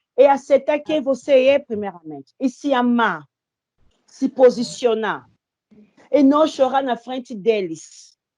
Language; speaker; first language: Portuguese; non-native, fluent; Lingala